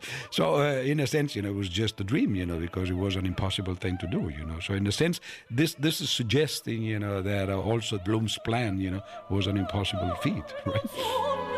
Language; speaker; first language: English; non-native, fluent; Italian